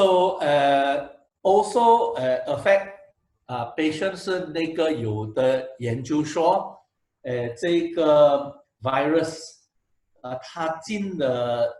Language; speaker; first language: Chinese; non-native, local second language; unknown